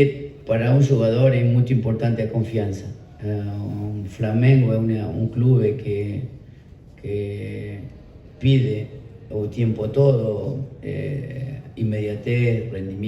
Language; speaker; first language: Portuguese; non-native, learner; Spanish